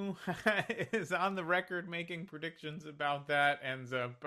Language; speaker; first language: English; native; English